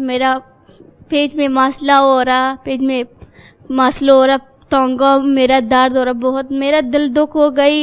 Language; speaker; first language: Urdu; non-native, learner; Persian